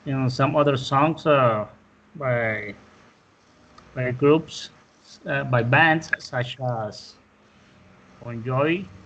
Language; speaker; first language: English; non-native, fluent; Spanish